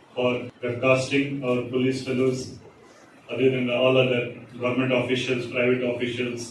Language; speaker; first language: English; non-native, local second language; Telugu